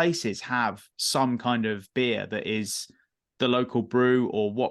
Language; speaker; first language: English; native; English